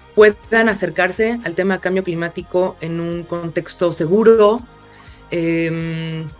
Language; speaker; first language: Spanish; native; Spanish